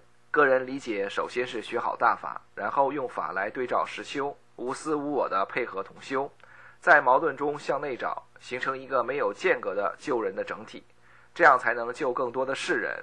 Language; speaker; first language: Chinese; native; Chinese